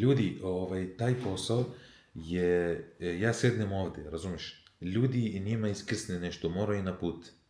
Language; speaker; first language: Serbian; non-native, learner; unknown